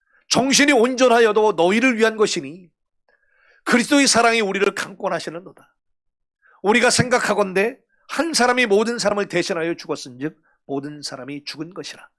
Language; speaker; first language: Korean; native; Korean